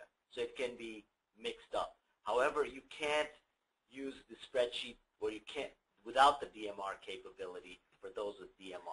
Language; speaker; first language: English; native; English